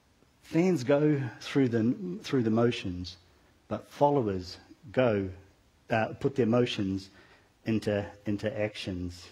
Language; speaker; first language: English; native; English